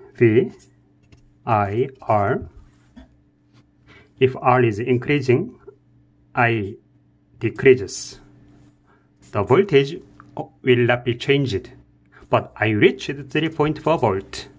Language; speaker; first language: English; non-native, learner; Korean